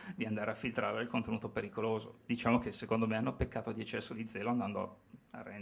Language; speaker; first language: Italian; native; Italian